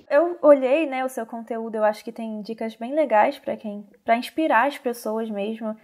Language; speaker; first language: Portuguese; native; Portuguese